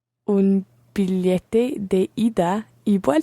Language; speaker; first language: Spanish; non-native, learner; English